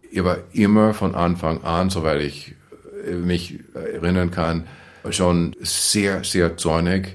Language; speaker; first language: German; non-native, fluent; English